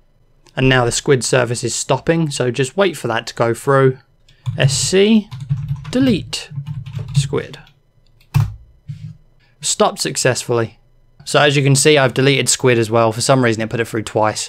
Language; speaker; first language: English; native; English